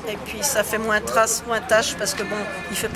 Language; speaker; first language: French; native; French